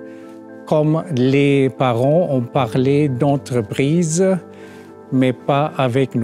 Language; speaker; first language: French; non-native, fluent; German